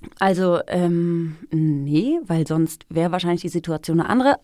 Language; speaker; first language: German; early bilingual, other home language; Persian